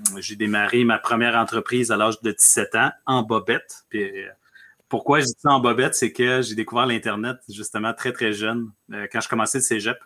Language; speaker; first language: French; early bilingual, other home language; Spanish